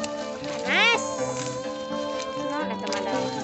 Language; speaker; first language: Indonesian; non-native, local second language; Sundanese